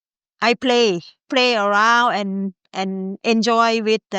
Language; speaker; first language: English; non-native, learner; Thai